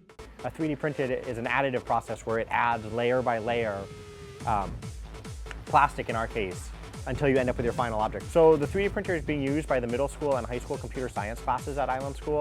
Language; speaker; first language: English; native; English